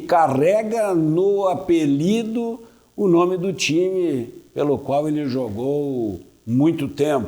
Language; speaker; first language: Portuguese; native; Portuguese